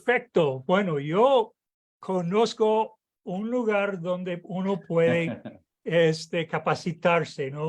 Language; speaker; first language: Spanish; non-native, fluent; English